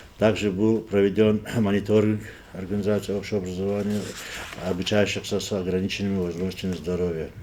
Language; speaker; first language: Russian; non-native, local second language; Lezghian